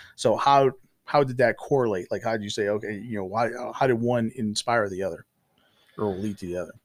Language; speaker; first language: English; native; English